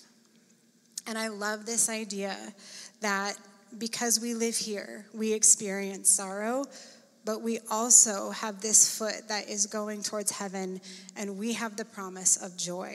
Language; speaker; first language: English; native; English